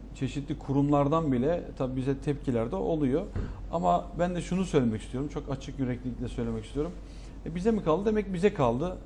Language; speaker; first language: Turkish; native; Turkish